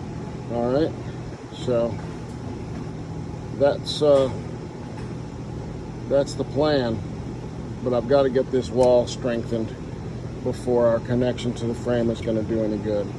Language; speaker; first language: English; native; English